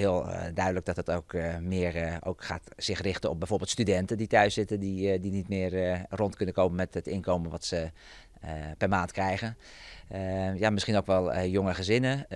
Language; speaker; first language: Dutch; native; Dutch